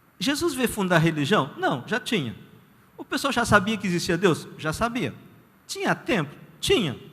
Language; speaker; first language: Portuguese; early bilingual, other home language; Korean